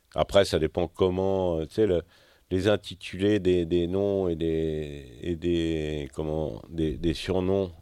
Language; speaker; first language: French; native; French